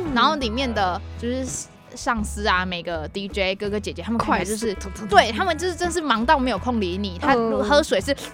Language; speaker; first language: Chinese; native; Chinese